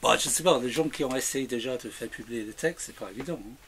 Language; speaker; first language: French; non-native, fluent; English